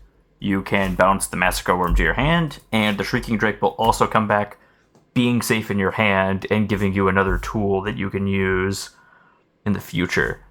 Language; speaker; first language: English; native; English